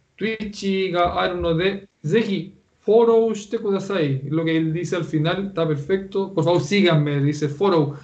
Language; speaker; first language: Spanish; native; Spanish